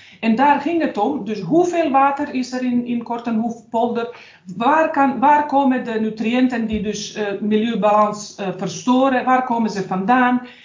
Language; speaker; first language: Dutch; non-native, fluent; Bosnian